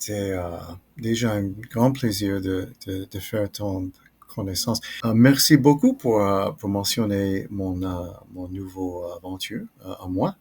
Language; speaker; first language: French; non-native, fluent; English